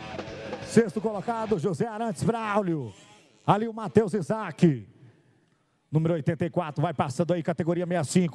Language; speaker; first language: Portuguese; native; Portuguese